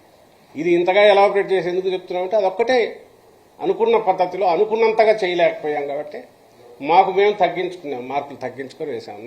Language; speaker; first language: Telugu; native; Telugu